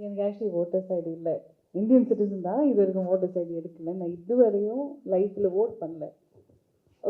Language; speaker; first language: Tamil; early bilingual, heritage; Tamil